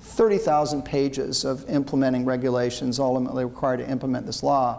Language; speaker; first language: English; native; English